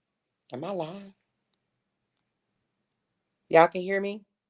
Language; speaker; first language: English; native; English